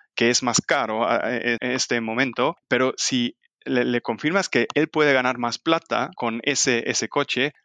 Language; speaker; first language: Spanish; non-native, fluent; German